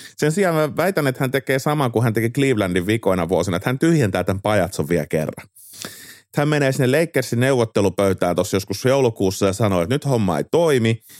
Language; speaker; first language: Finnish; native; Finnish